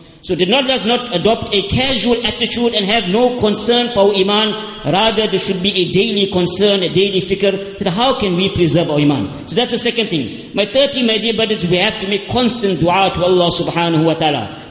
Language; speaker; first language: English; native; English